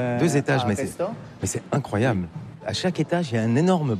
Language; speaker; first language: French; native; French